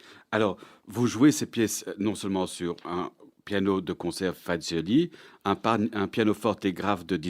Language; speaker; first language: French; native; French